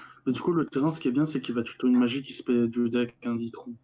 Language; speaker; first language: French; native; French